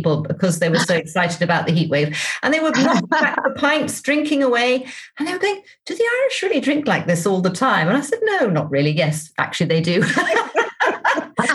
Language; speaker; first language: English; native; English